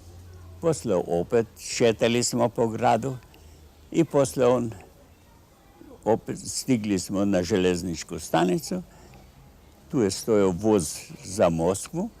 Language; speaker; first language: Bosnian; non-native, fluent; Russian